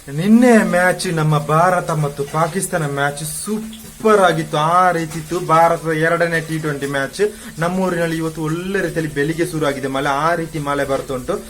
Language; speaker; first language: Kannada; non-native, local second language; Tulu